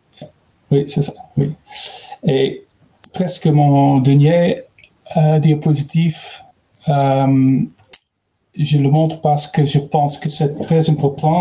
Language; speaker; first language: French; non-native, learner; Dutch